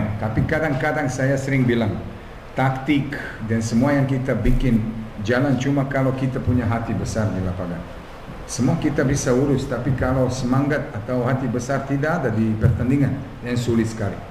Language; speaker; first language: Indonesian; non-native, fluent; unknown